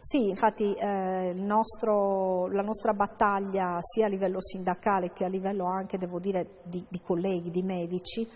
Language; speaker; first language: Italian; native; Italian